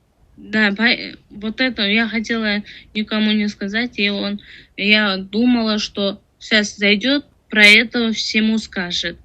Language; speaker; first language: Russian; non-native, learner; Tajik